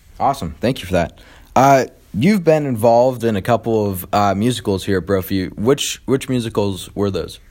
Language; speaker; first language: English; native; English